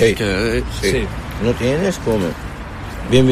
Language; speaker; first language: Spanish; non-native, learner; Arabic